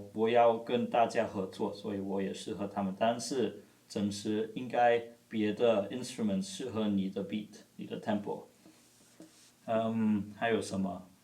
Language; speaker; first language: Chinese; non-native, fluent; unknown